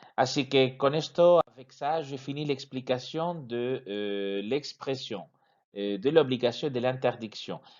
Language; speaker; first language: French; non-native, fluent; Spanish